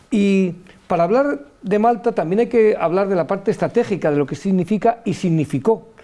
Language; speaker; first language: Spanish; native; Spanish